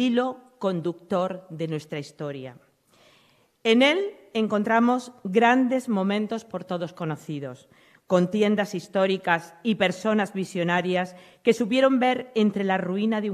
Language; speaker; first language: Spanish; native; Spanish